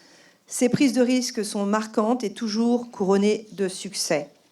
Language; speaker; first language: French; native; French